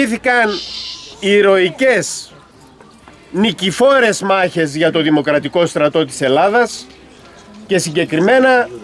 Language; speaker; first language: Greek; native; Greek